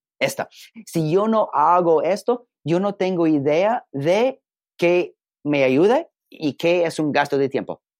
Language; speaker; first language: Spanish; non-native, learner; English